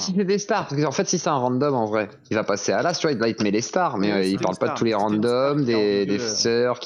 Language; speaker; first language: French; native; French